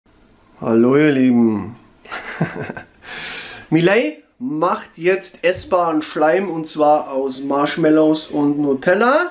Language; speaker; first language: German; native; German